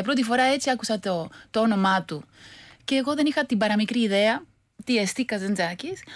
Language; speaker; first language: Greek; non-native, fluent; Spanish